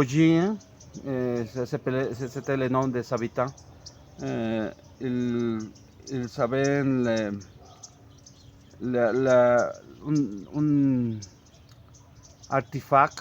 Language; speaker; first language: French; non-native, fluent; Spanish